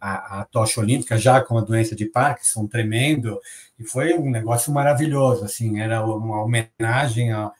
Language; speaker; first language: Portuguese; native; Portuguese